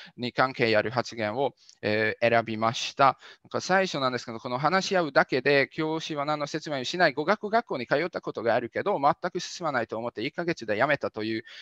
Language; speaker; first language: Japanese; non-native, fluent; Hungarian